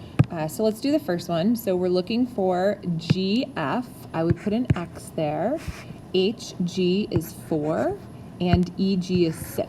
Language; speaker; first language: English; native; English